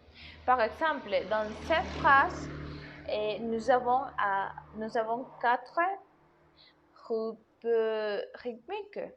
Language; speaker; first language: French; non-native, learner; Spanish